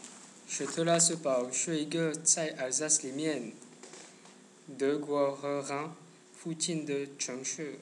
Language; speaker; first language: Chinese; non-native, learner; French